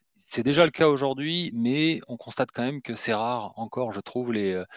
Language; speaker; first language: French; native; French